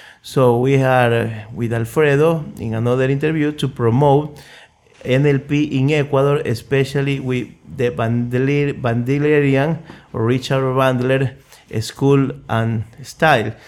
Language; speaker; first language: English; non-native, fluent; Spanish